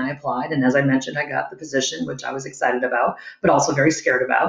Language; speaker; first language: English; native; English